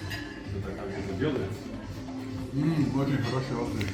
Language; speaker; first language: Russian; non-native, fluent; Georgian